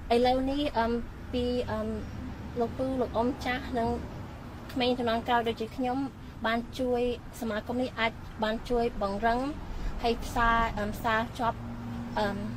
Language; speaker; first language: Khmer; early bilingual, heritage; Khmer